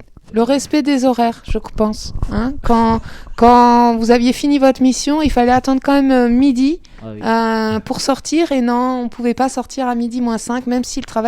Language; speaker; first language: French; native; French